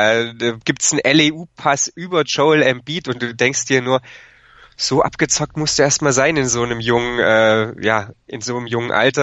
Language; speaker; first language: German; native; German